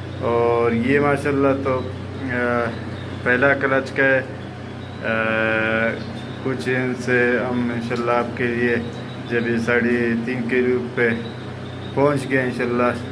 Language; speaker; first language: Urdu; non-native, local second language; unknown